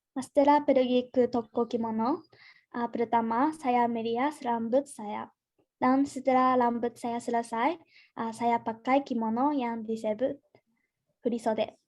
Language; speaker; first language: Indonesian; non-native, learner; Japanese